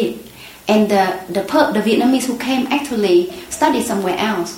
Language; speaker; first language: English; non-native, fluent; Vietnamese